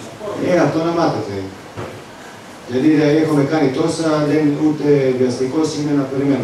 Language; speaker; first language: Greek; non-native, fluent; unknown